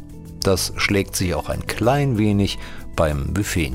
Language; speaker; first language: German; native; German